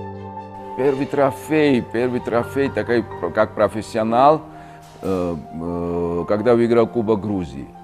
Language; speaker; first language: Russian; non-native, fluent; Georgian